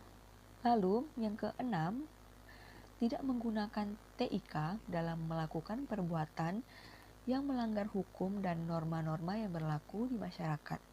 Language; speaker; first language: Indonesian; native; Indonesian